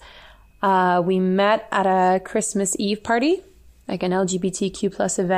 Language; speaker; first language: English; native; English